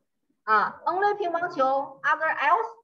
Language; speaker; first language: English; non-native, learner; Chinese